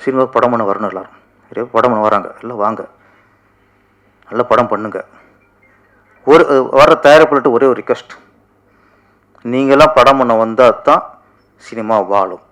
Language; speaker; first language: Tamil; native; Tamil